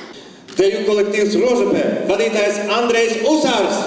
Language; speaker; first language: Latvian; native; Latvian